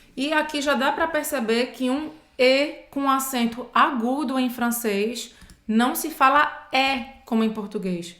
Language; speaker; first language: Portuguese; native; Portuguese